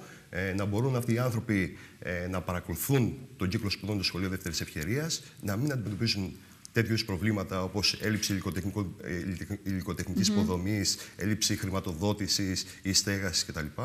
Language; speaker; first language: Greek; native; Greek